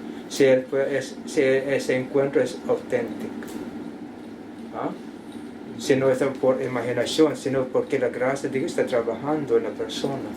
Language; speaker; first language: Spanish; non-native, learner; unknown